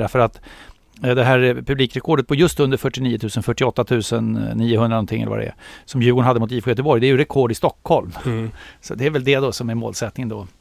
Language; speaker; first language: Swedish; native; Swedish